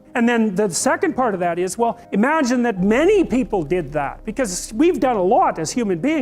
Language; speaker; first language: English; native; English